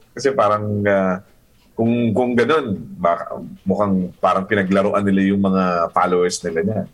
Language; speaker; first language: Filipino; native; Filipino